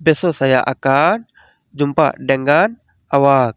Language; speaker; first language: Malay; non-native, learner; Bangla